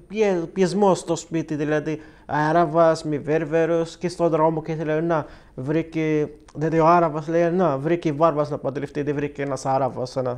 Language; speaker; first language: Greek; non-native, learner; Arabic